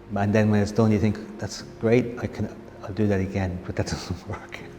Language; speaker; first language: English; native; English